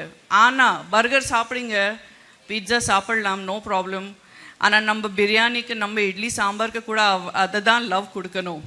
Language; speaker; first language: Tamil; non-native, local second language; Gujarati